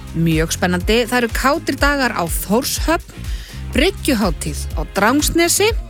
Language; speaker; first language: Icelandic; native; Icelandic